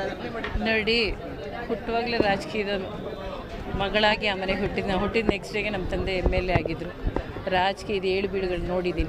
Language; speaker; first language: Kannada; native; Kannada